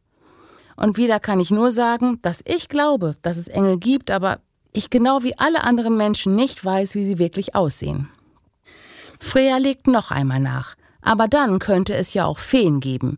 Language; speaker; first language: German; native; German